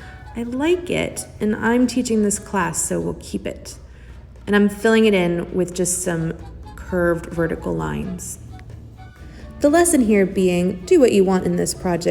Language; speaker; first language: English; native; English